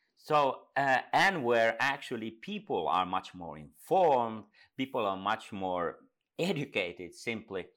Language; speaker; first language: English; non-native, fluent; Finnish